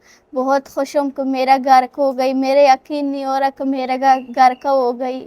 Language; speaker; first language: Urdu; non-native, learner; Persian